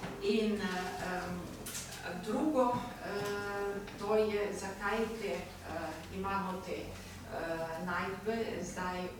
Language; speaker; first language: Slovenian; non-native, learner; German